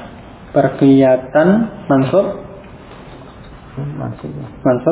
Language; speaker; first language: Arabic; non-native, fluent; Indonesian